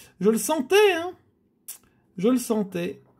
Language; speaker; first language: French; native; French